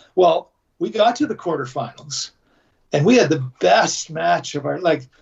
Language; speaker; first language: English; native; English